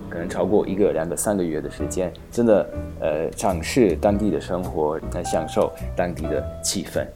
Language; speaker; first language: Chinese; non-native, fluent; Hungarian